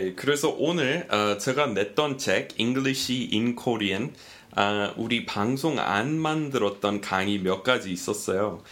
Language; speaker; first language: Korean; non-native, fluent; English